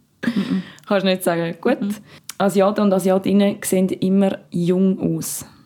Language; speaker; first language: German; native; German